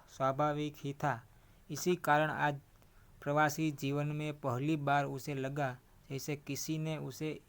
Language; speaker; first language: Hindi; non-native, local second language; Gujarati